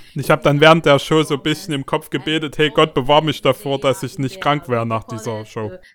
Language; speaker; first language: German; non-native, fluent; Ukrainian